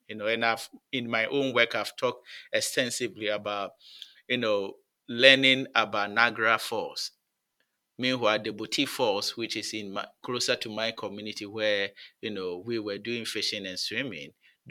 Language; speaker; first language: English; non-native, local second language; Akan